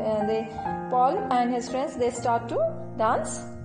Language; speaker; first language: English; non-native, local second language; Punjabi